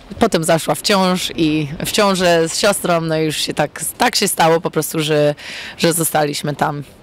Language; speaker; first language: Polish; early bilingual, heritage; Polish